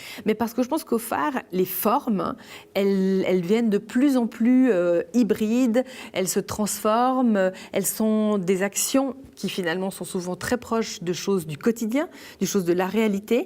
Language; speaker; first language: French; native; French